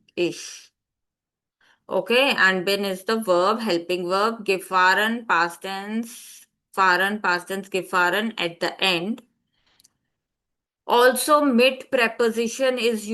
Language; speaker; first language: German; non-native, fluent; Hindi